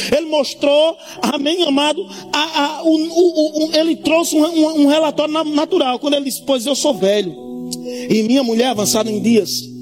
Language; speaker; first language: Portuguese; native; Portuguese